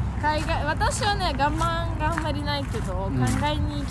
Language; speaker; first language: Japanese; non-native, fluent; Russian